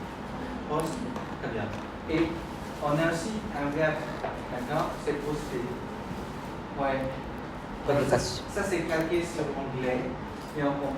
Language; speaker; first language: French; non-native, fluent; Khmer